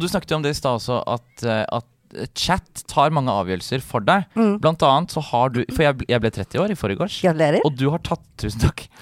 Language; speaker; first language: Norwegian; native; Norwegian